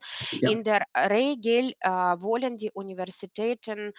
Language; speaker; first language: German; non-native, fluent; Ukrainian